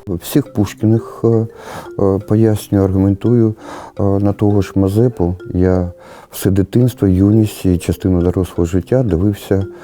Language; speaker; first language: Ukrainian; non-native, local second language; Russian